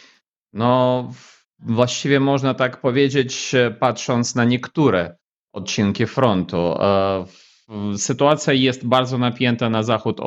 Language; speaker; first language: Polish; non-native, fluent; Ukrainian